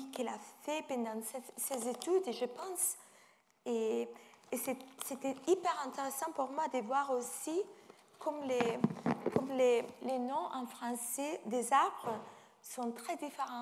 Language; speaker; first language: French; non-native, fluent; Italian